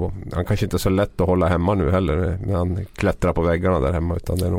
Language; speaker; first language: Swedish; native; Swedish